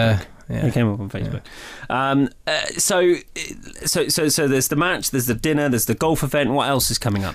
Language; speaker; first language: English; native; English